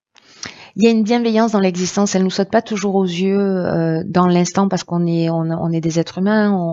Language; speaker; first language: French; native; French